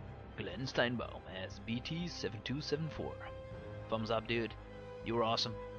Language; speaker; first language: English; non-native, fluent; Dutch